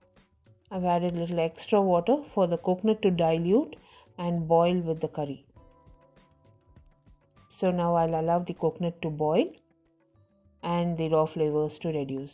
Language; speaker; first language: English; non-native, local second language; Tamil